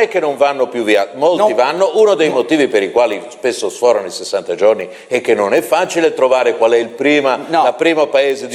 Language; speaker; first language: Italian; native; Italian